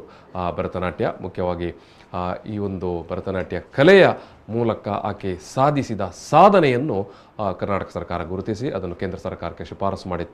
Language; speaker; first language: Kannada; native; Kannada